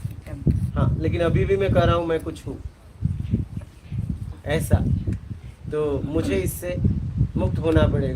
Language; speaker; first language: Hindi; native; Hindi